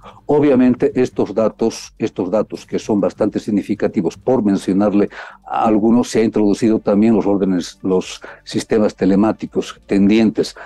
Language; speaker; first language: Spanish; native; Spanish